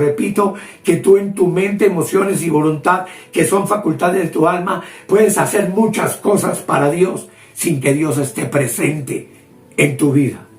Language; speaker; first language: Spanish; native; Spanish